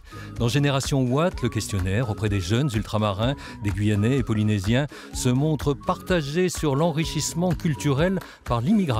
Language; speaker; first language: French; native; French